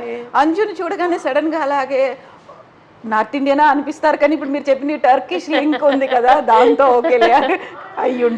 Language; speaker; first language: Telugu; native; Telugu